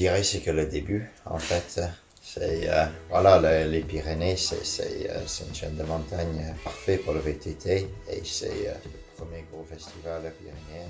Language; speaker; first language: French; non-native, fluent; English